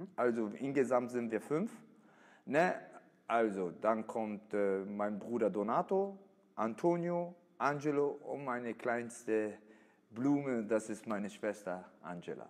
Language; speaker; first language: German; early bilingual, other home language; Italian